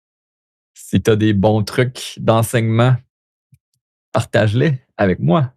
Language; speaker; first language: French; native; French